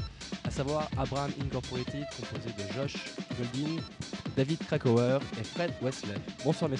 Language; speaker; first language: French; native; French